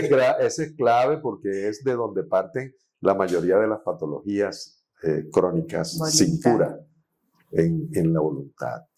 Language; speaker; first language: Spanish; native; Spanish